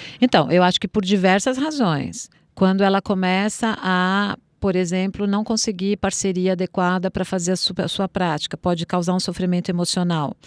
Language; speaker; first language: Portuguese; native; Portuguese